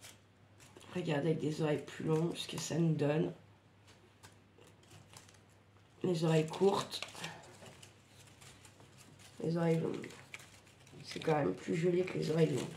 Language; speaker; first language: French; native; French